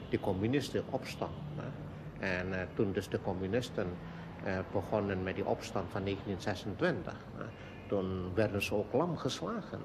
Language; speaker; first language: Dutch; non-native, local second language; Indonesian